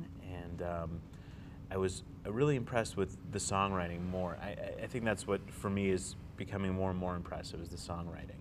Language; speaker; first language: English; native; English